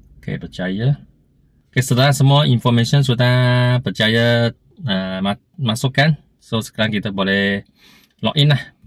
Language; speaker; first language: Malay; non-native, local second language; Chinese